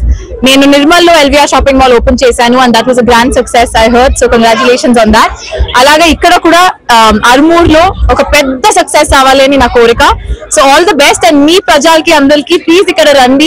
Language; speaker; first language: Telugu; non-native, fluent; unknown